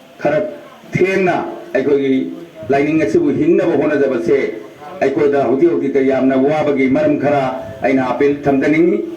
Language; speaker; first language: Manipuri; early bilingual, heritage; Manipuri